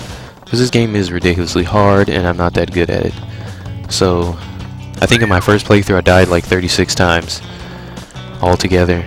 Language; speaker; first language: English; native; English